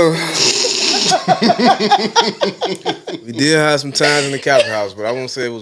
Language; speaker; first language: English; native; English